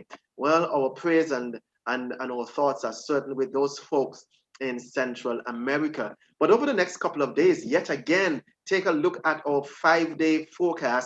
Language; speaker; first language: English; native; English